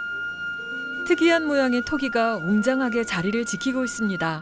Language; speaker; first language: Korean; native; Korean